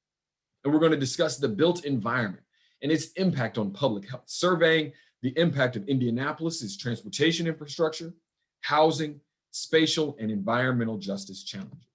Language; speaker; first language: English; native; English